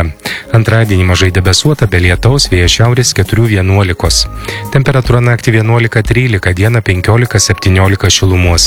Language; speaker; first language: Lithuanian; native; Lithuanian